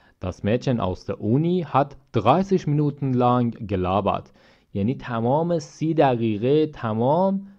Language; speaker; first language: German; non-native, fluent; Persian